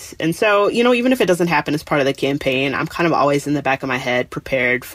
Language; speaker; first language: English; native; English